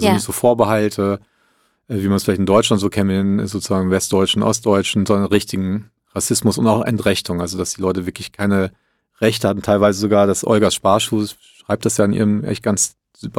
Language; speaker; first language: German; early bilingual, other home language; Italian